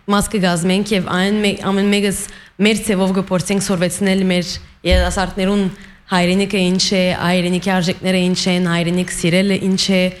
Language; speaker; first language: Armenian; early bilingual, heritage; Armenian